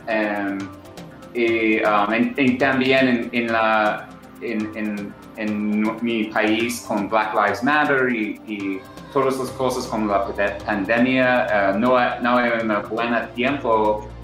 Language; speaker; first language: Spanish; non-native, learner; English